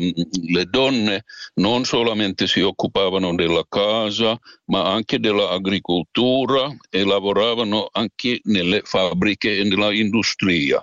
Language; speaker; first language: Italian; non-native, fluent; Finnish